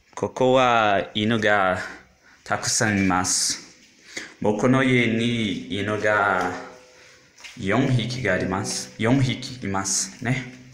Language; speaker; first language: Japanese; non-native, learner; Portuguese